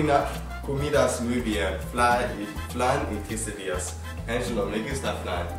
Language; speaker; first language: Spanish; non-native, learner; English